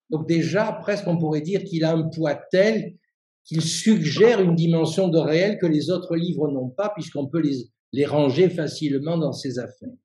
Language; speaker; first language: French; native; French